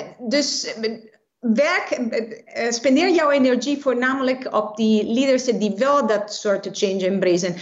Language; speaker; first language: Dutch; non-native, fluent; Italian